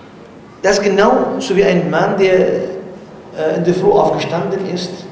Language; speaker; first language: German; non-native, learner; Arabic